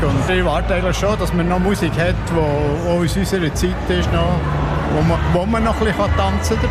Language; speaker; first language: German; native; German